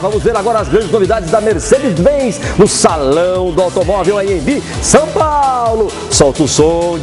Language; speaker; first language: Portuguese; native; Portuguese